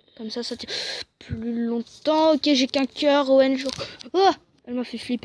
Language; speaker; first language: French; native; French